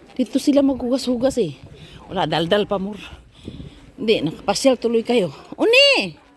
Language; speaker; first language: Filipino; native; Filipino